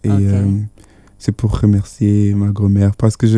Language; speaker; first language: French; non-native, fluent; Yoruba